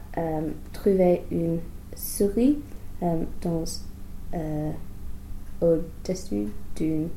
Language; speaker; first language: French; non-native, learner; English